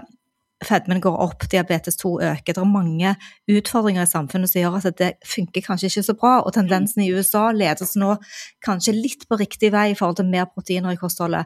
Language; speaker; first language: Norwegian; native; Norwegian